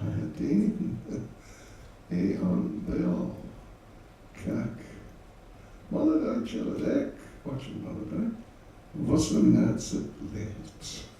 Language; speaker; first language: Russian; non-native, learner; English